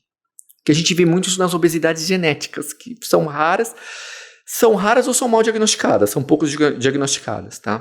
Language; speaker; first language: Portuguese; native; Portuguese